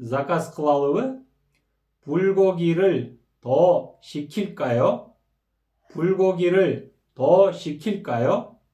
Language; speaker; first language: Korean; non-native, fluent; Kyrgyz